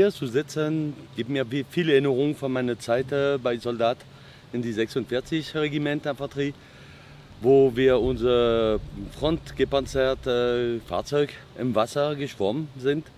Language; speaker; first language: German; non-native, fluent; French